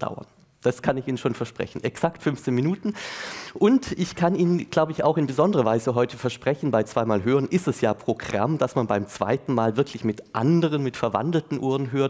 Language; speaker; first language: German; native; German